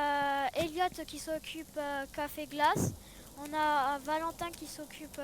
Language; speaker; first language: French; native; French